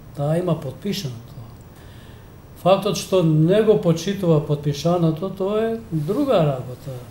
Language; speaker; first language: Macedonian; non-native, local second language; Albanian